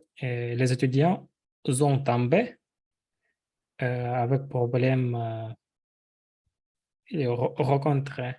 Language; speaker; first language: French; non-native, learner; Russian